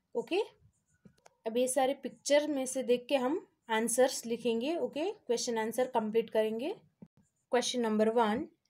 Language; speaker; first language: Hindi; non-native, local second language; Gujarati